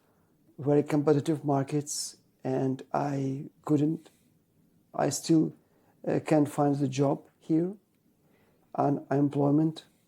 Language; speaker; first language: English; non-native, learner; Ukrainian